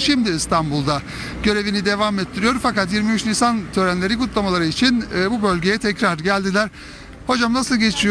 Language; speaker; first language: Turkish; native; Turkish